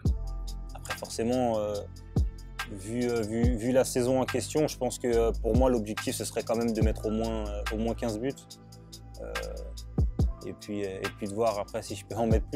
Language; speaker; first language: French; native; French